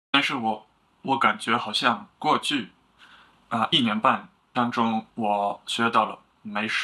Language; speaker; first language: Chinese; non-native, learner; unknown